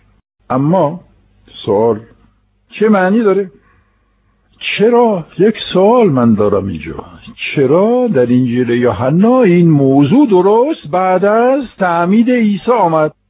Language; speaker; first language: Persian; non-native, fluent; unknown